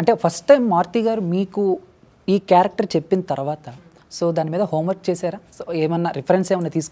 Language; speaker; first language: Telugu; native; Telugu